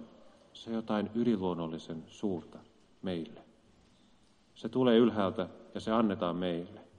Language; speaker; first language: Finnish; native; Finnish